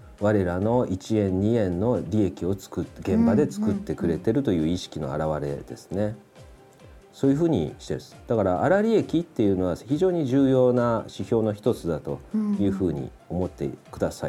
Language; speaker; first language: Japanese; native; Japanese